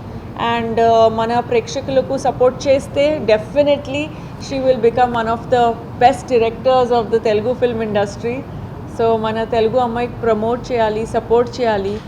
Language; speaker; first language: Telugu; non-native, fluent; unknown